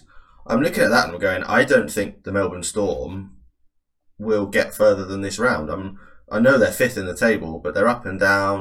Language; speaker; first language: English; native; English